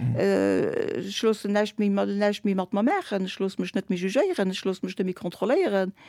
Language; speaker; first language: Luxembourgish; early bilingual, other home language; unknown